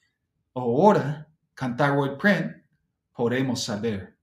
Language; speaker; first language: Spanish; non-native, fluent; English